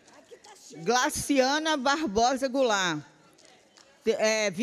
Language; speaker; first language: Portuguese; native; Portuguese